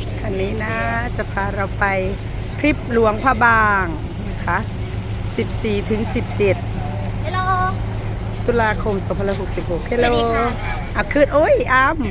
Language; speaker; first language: Thai; native; Thai